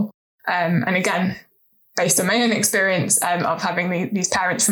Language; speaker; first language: English; native; English